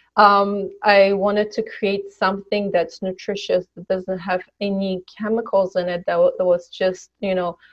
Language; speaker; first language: English; early bilingual, other home language; Polish